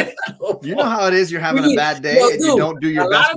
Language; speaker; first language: English; native; English